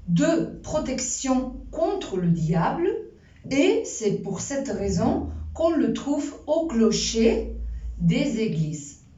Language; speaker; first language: French; non-native, fluent; Spanish